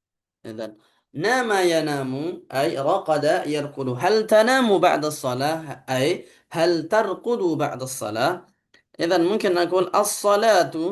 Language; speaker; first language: Arabic; non-native, fluent; Indonesian